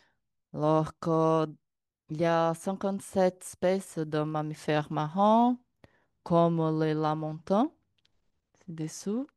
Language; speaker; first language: French; non-native, learner; Portuguese